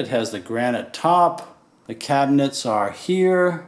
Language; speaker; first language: English; native; English